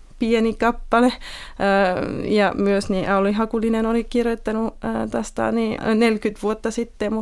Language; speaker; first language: Finnish; non-native, fluent; French